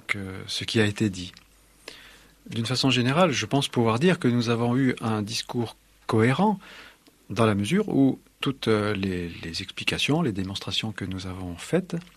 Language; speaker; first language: French; native; French